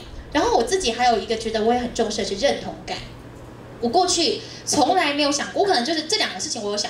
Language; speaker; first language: Chinese; native; Chinese